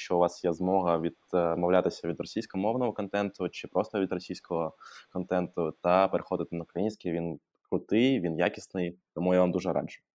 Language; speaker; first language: Ukrainian; non-native, local second language; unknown